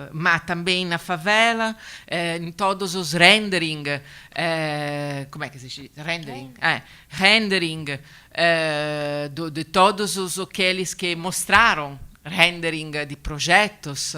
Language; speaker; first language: Portuguese; non-native, learner; Italian